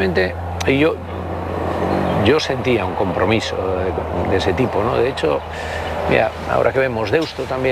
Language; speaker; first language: Spanish; native; Spanish